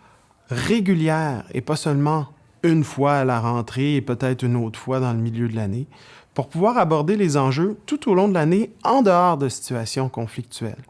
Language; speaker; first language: French; native; French